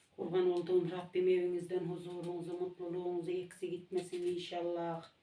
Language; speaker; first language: Turkish; native; Turkish